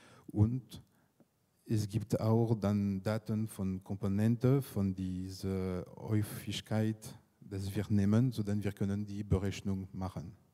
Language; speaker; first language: German; non-native, fluent; French